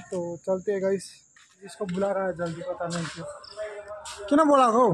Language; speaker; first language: Hindi; non-native, local second language; Nepali